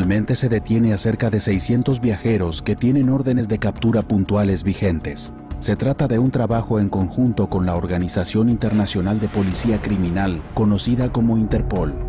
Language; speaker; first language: Spanish; native; Spanish